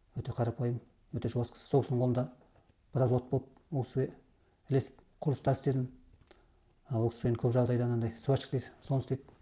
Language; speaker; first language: Kazakh; early bilingual, heritage; Kazakh